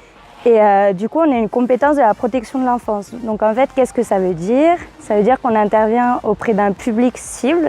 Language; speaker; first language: French; native; French